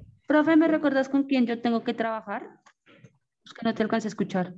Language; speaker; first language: Spanish; native; Spanish